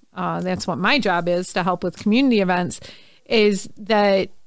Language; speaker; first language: English; native; English